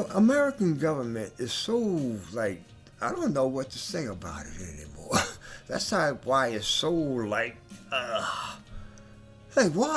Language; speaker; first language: English; native; English